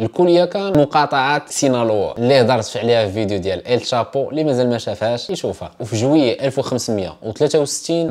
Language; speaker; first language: Arabic; native; Arabic